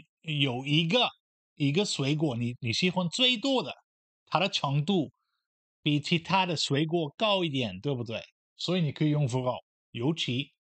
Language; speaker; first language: Chinese; non-native, fluent; Dutch